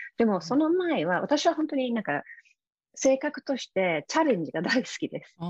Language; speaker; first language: Japanese; non-native, fluent; English